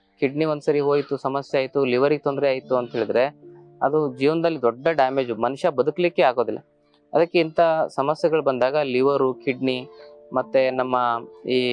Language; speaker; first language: Kannada; native; Kannada